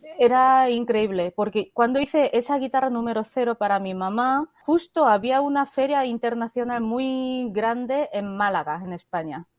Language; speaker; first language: Spanish; non-native, fluent; Korean